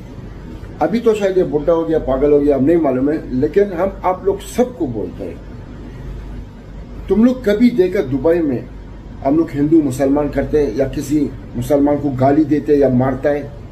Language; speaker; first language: Hindi; non-native, learner; Arabic